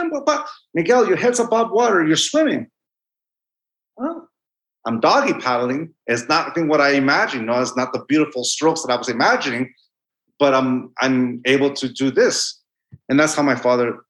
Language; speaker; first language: English; non-native, fluent; Spanish